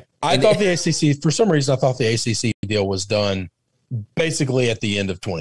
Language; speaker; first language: English; native; English